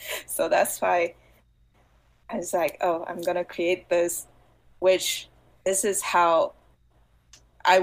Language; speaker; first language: English; non-native, fluent; Chinese